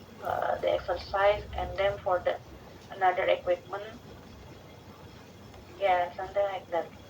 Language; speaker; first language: English; non-native, learner; Indonesian